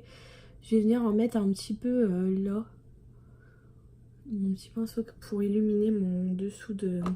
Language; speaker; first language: French; native; French